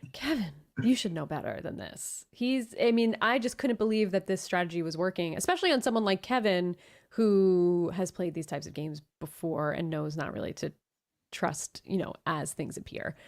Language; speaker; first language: English; native; English